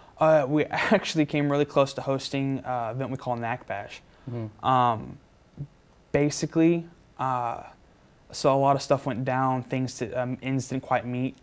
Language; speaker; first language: English; native; English